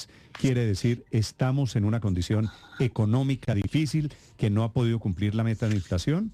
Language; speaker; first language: Spanish; native; Spanish